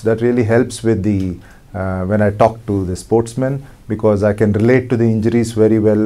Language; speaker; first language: English; non-native, local second language; Telugu